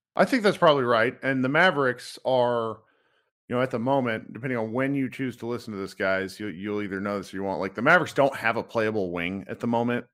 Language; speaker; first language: English; native; English